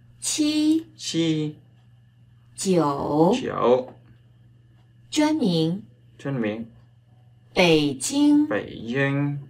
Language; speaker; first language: Chinese; non-native, learner; Vietnamese